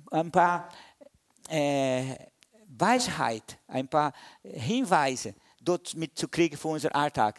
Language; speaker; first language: German; non-native, learner; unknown